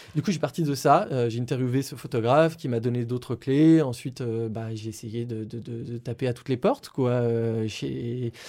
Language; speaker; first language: French; native; French